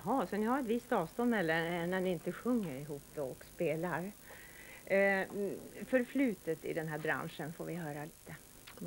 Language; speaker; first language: Swedish; native; Swedish